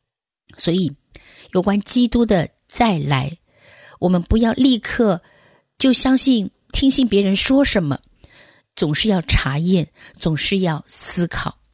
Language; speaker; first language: Chinese; native; Chinese